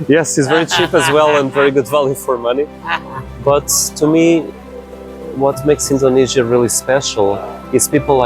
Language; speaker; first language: English; non-native, fluent; Portuguese